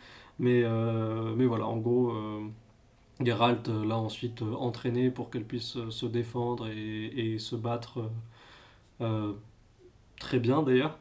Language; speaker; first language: French; native; French